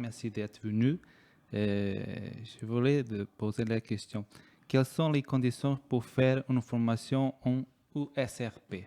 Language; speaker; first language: French; non-native, learner; Portuguese